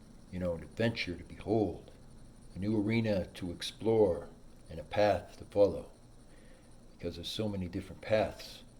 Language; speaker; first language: English; native; English